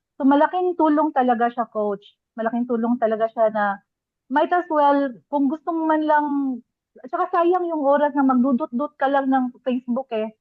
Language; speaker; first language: Filipino; non-native, local second language; Cebuano